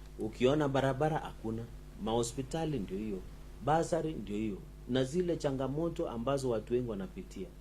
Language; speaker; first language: Swahili; non-native, local second language; Kalenjin